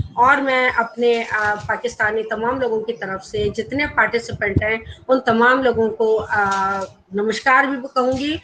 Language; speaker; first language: Urdu; non-native, local second language; Gujarati